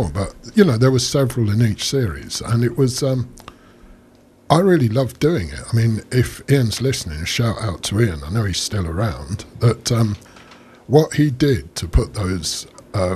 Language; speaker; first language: English; native; English